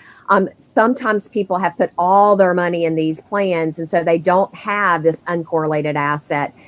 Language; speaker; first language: English; native; English